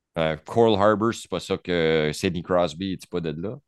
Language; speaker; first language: French; native; French